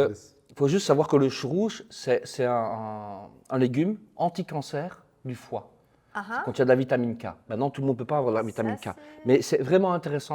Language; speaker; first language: French; native; French